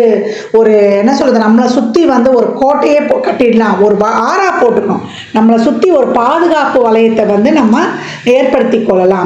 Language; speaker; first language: Tamil; native; Tamil